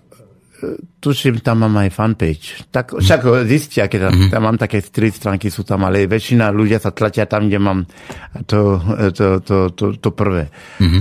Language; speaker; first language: Slovak; non-native, fluent; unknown